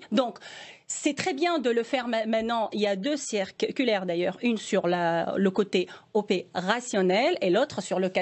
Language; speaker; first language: French; non-native, local second language; Arabic